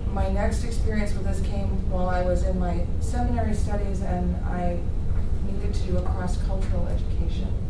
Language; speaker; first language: English; native; English